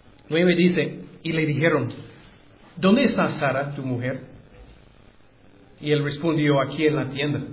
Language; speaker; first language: Spanish; non-native, learner; English